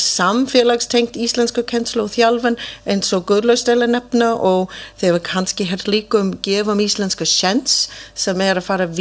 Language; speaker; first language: Icelandic; non-native, fluent; English